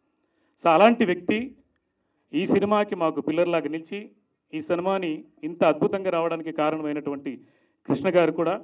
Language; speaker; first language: Telugu; native; Telugu